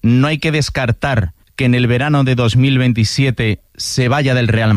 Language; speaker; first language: Spanish; native; Spanish